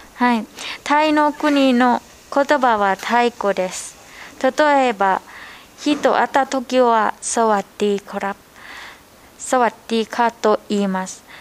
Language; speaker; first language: Japanese; non-native, learner; Thai